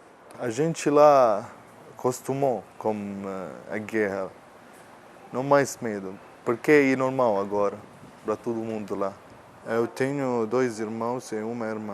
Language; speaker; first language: Portuguese; non-native, learner; Arabic